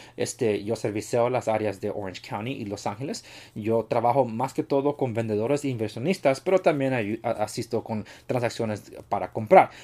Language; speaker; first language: Spanish; early bilingual, heritage; Spanish